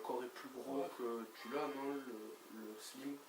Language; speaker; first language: French; native; French